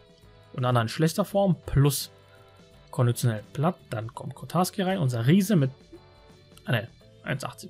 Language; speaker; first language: German; native; German